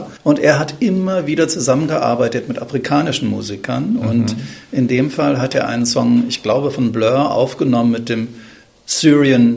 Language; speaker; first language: German; native; German